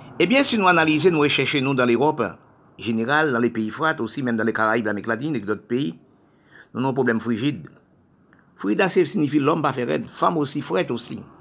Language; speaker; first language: French; non-native, local second language; Haitian Creole